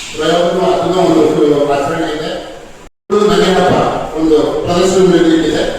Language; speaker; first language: Kannada; non-native, local second language; Tulu